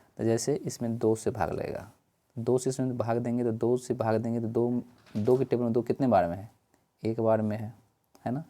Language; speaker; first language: Hindi; native; Hindi